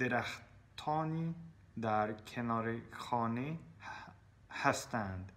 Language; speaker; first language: Persian; non-native, learner; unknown